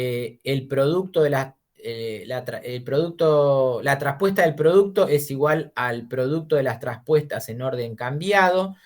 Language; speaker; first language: Spanish; native; Spanish